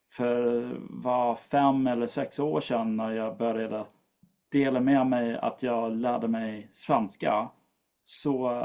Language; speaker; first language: Swedish; non-native, fluent; English